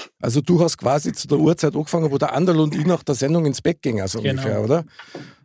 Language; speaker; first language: German; native; German